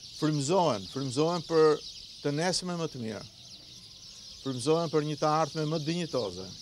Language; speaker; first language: Albanian; native; Albanian